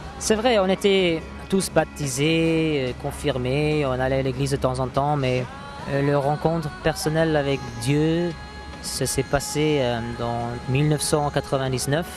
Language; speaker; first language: French; non-native, fluent; English